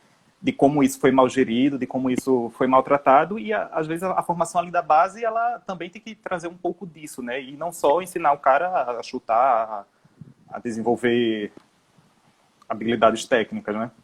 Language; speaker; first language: Portuguese; native; Portuguese